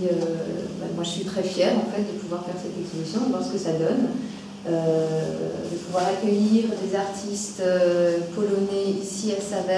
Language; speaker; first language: French; native; French